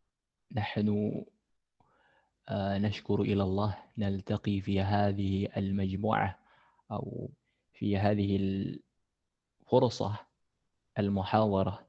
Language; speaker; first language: Arabic; non-native, fluent; Indonesian